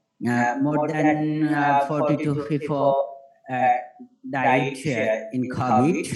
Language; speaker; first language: English; non-native, learner; Bangla